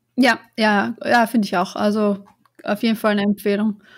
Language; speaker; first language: German; native; German